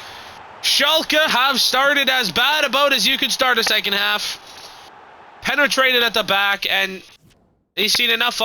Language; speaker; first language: English; native; English